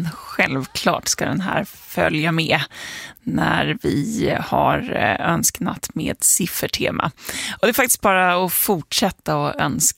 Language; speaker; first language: Swedish; native; Swedish